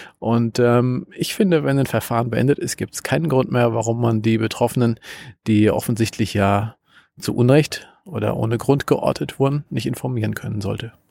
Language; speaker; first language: German; native; German